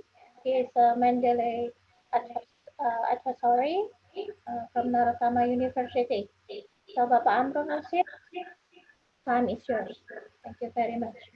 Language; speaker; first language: English; non-native, fluent; Indonesian